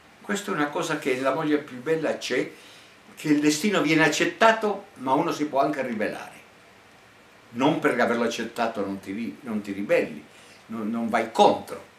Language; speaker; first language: Italian; non-native, fluent; Spanish